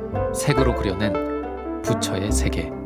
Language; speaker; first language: Korean; native; Korean